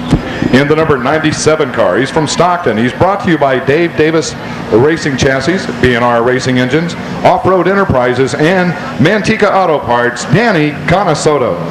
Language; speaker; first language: English; native; English